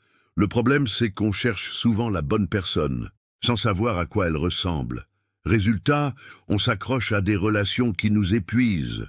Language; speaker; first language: French; native; French